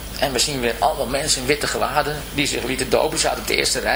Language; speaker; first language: Dutch; native; Dutch